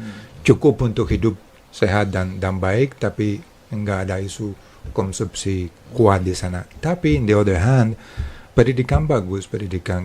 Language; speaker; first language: Indonesian; non-native, fluent; Spanish